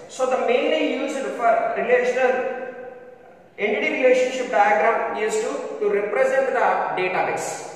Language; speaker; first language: English; non-native, local second language; Telugu